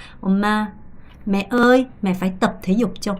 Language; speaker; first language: Vietnamese; non-native, fluent; Korean